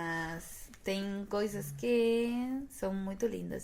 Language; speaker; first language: Portuguese; non-native, fluent; Spanish